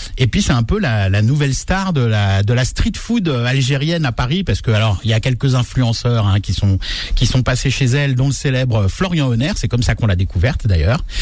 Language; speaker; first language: French; native; French